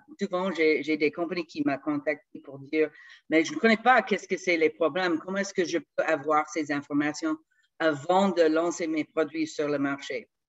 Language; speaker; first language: French; non-native, fluent; English